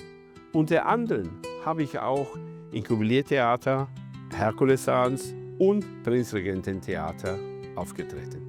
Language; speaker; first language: German; non-native, fluent; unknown